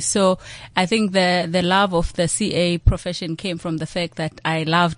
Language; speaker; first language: English; non-native, local second language; Xhosa